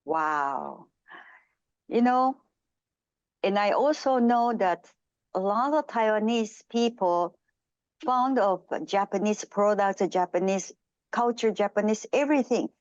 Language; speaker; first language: English; non-native, fluent; Japanese